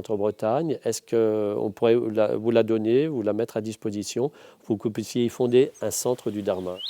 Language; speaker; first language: French; native; French